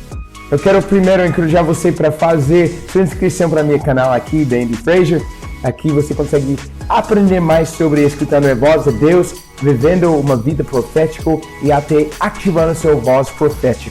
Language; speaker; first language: Portuguese; non-native, fluent; English